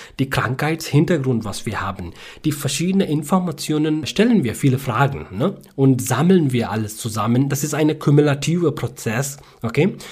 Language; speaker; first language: German; non-native, learner; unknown